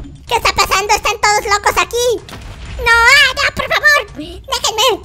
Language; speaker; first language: Spanish; native; Spanish